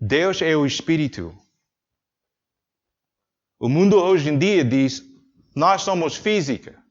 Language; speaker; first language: Portuguese; non-native, learner; English